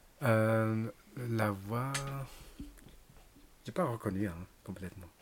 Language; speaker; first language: French; non-native, learner; Tibetan